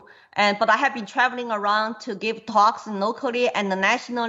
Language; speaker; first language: English; non-native, fluent; Chinese